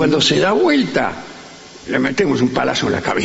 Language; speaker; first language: Spanish; native; Spanish